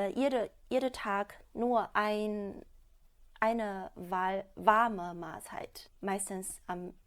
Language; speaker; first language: German; non-native, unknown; Chinese